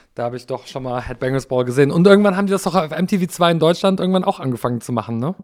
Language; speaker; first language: German; early bilingual, other home language; English